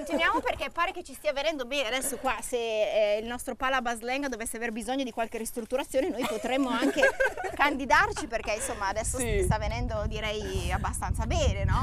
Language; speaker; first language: Italian; native; Italian